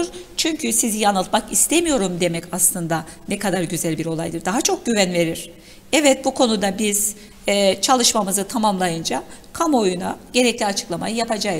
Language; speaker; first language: Turkish; native; Turkish